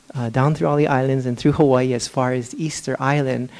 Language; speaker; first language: English; native; English